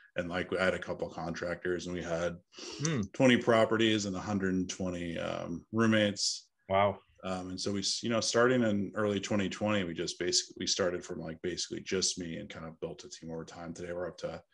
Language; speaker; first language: English; native; English